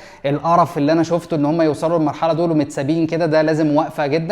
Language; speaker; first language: Arabic; native; Arabic